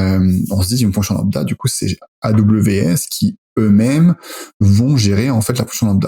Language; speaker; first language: French; native; French